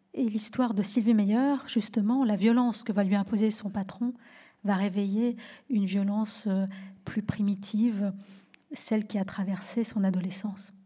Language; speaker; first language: French; native; French